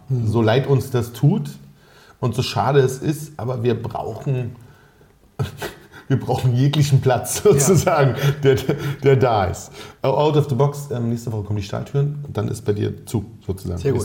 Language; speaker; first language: German; native; German